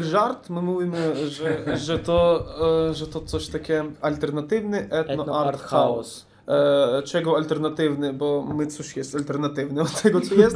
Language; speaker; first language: Polish; non-native, learner; Ukrainian